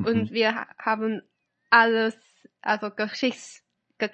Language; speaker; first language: German; non-native, fluent; Chinese